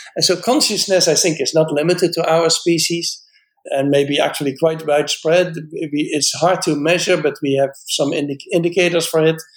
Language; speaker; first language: English; non-native, fluent; Dutch